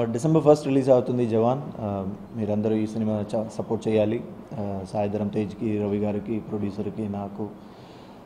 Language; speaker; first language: Telugu; non-native, learner; Tamil